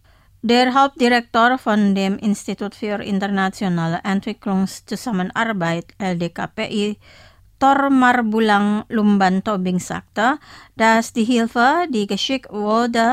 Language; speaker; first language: German; non-native, fluent; Indonesian